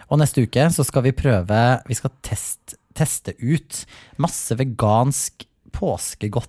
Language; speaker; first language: Norwegian; native; Norwegian